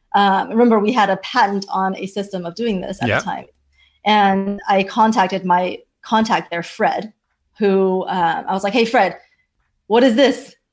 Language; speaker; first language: English; early bilingual, other home language; Chinese